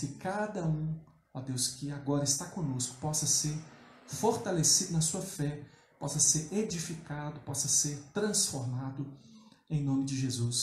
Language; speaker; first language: Portuguese; native; Portuguese